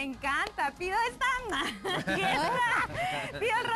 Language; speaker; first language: Spanish; native; Spanish